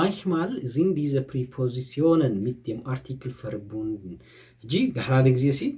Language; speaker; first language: German; non-native, fluent; Tigrinya